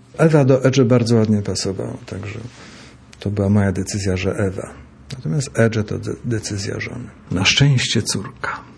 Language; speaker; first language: Polish; native; Polish